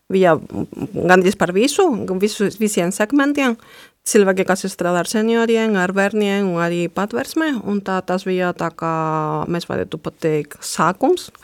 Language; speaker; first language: Latvian; non-native, fluent; Spanish